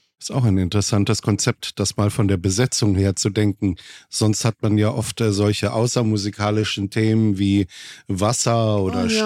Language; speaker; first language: German; native; German